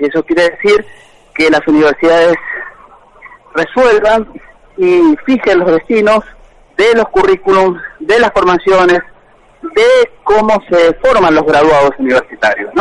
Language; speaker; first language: Spanish; native; Spanish